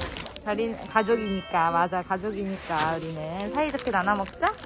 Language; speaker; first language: Korean; native; Korean